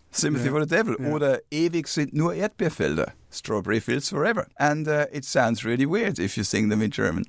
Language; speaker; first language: English; non-native, fluent; German